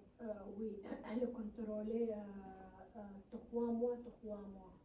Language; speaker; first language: French; non-native, learner; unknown